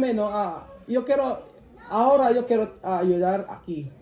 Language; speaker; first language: Spanish; non-native, learner; Filipino